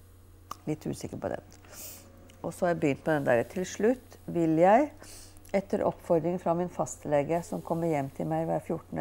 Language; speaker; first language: Norwegian; native; Norwegian